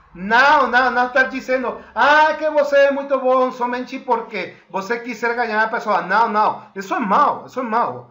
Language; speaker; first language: Portuguese; non-native, fluent; Spanish